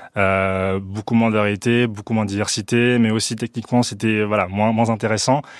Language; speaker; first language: French; early bilingual, other home language; Chinese